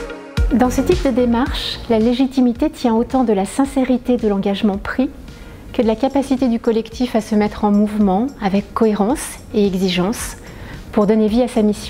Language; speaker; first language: French; native; French